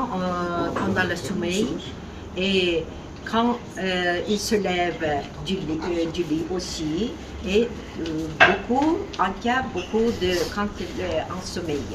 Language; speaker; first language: French; non-native, learner; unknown